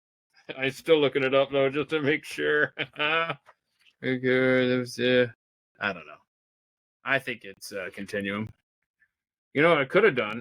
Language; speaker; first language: English; native; English